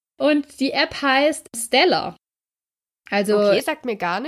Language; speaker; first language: German; native; German